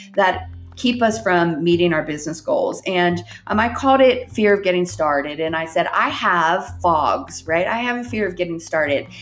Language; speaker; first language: English; native; English